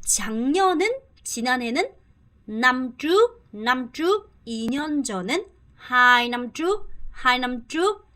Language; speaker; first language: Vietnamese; non-native, fluent; Korean